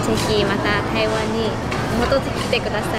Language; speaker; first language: Japanese; non-native, fluent; Chinese